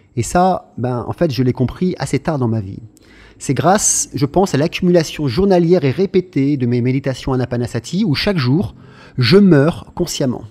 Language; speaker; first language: French; native; French